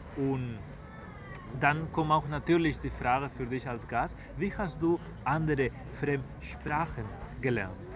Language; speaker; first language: German; non-native, fluent; Spanish